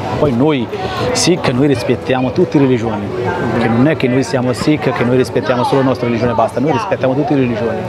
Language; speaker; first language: Italian; early bilingual, other home language; Punjabi